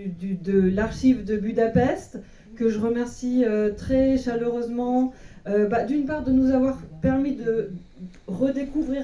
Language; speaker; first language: French; native; French